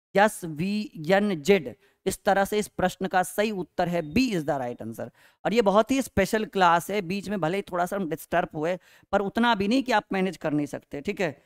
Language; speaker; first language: Hindi; native; Hindi